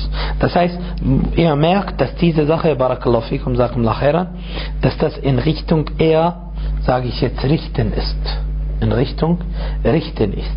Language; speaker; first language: German; non-native, fluent; Arabic